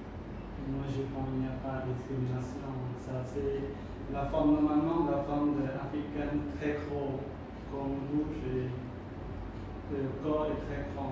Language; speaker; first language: French; non-native, learner; Khmer